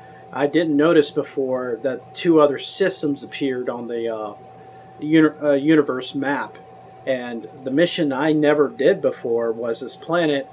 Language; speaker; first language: English; native; English